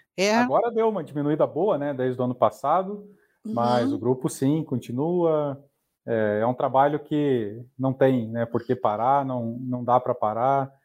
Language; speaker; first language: Portuguese; native; Portuguese